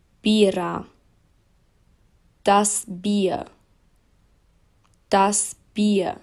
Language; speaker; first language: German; non-native, fluent; Albanian